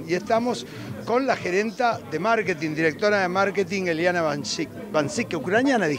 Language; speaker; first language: Spanish; native; Spanish